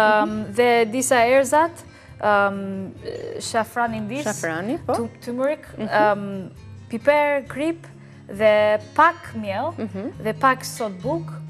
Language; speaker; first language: Albanian; non-native, learner; English